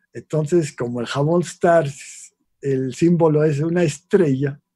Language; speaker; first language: Spanish; non-native, fluent; Swiss German